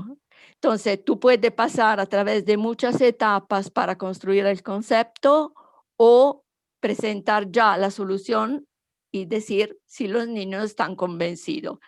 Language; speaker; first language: Spanish; non-native, fluent; Italian